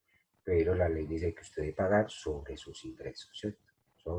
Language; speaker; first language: Spanish; native; Spanish